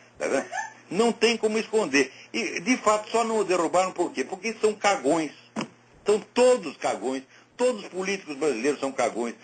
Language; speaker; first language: Portuguese; native; Portuguese